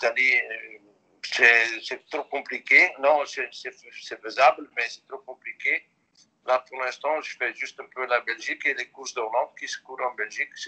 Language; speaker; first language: French; non-native, local second language; Dutch